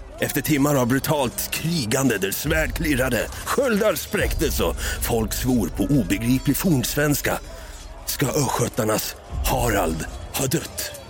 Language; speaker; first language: Swedish; native; Swedish